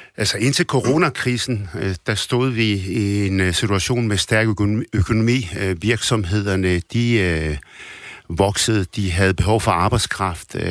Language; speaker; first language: Danish; early bilingual, other home language; Arabic